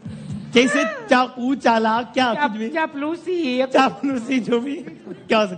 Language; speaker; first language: Urdu; native; Urdu